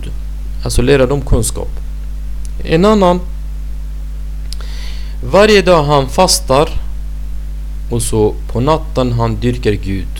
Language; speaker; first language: Swedish; non-native, fluent; Arabic